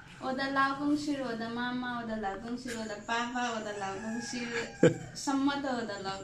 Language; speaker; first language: Chinese; non-native, learner; Nepali